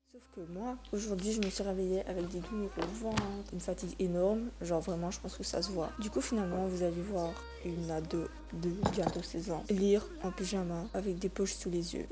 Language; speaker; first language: French; native; French